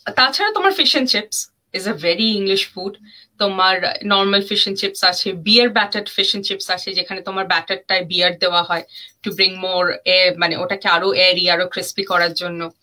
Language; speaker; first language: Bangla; early bilingual, heritage; Bangla